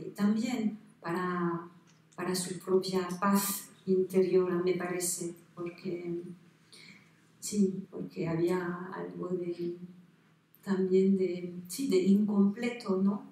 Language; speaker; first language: Spanish; non-native, fluent; French